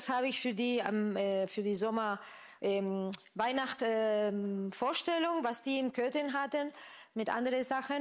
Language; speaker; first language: German; non-native, fluent; Spanish